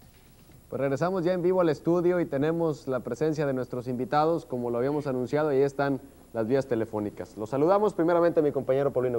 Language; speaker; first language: Spanish; native; Spanish